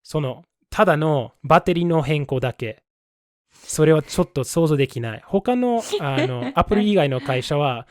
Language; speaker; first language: Japanese; non-native, fluent; English